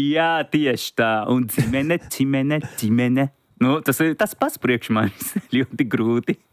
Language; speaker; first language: Latvian; non-native, learner; Japanese